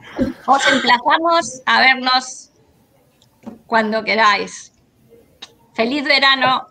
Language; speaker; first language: Spanish; native; Spanish